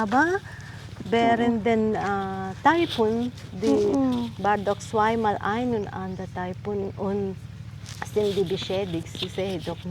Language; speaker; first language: German; non-native, learner; Filipino